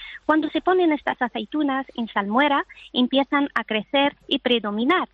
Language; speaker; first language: Spanish; non-native, fluent; Arabic